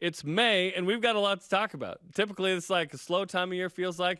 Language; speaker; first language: English; native; English